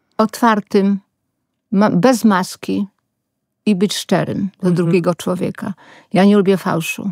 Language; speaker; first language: Polish; native; Polish